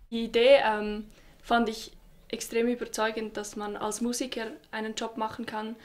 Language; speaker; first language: German; non-native, fluent; French